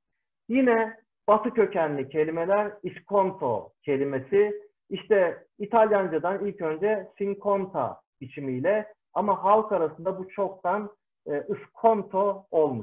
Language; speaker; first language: Turkish; native; Turkish